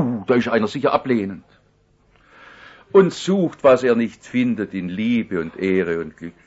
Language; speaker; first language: German; native; German